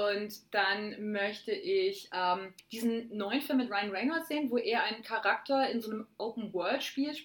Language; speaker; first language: German; native; German